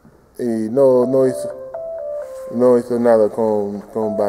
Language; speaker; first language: Spanish; non-native, fluent; English